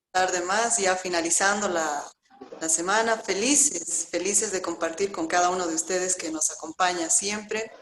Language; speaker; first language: Spanish; native; Spanish